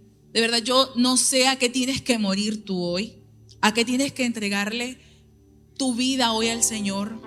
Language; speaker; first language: Spanish; native; Spanish